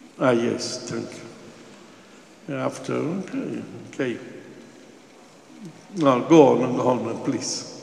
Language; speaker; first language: English; non-native, fluent; Italian